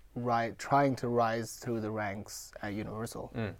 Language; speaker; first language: English; non-native, local second language; Gujarati